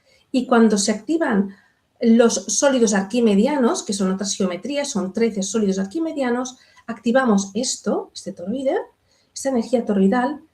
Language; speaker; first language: Spanish; native; Spanish